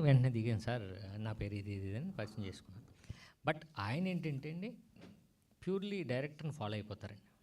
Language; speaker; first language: Telugu; native; Telugu